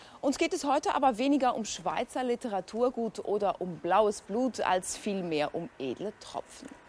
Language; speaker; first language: German; native; German